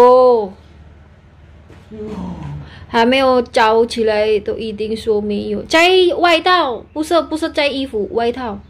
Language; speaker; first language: Chinese; non-native, learner; Javanese